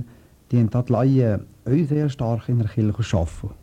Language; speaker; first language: German; native; German